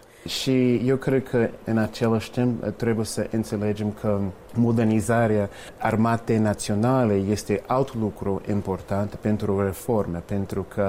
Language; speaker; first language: Romanian; non-native, fluent; English